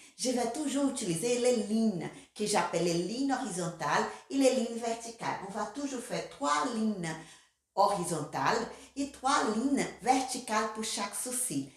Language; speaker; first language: French; non-native, fluent; Portuguese